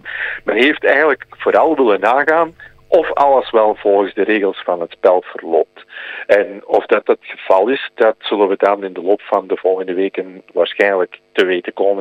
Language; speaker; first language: Dutch; native; Dutch